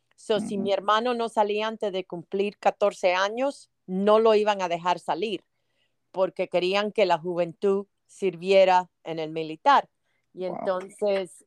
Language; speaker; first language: Spanish; native; Spanish